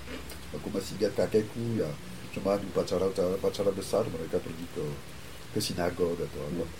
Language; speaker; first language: Indonesian; non-native, fluent; French